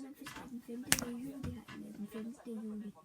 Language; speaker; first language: Danish; early bilingual, other home language; Vietnamese